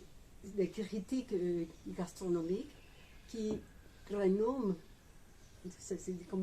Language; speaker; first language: French; non-native, fluent; Spanish